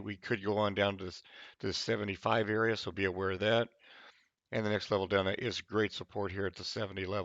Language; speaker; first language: English; native; English